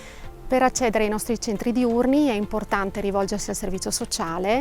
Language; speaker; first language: Italian; native; Italian